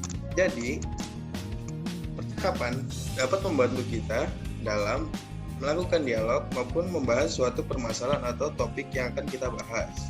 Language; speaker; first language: Indonesian; native; Indonesian